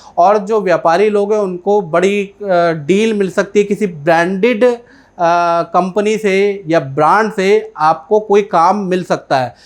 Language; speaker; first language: Hindi; native; Hindi